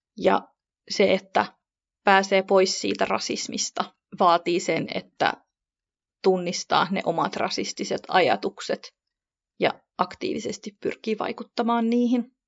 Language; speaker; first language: Finnish; early bilingual, other home language; Kurdish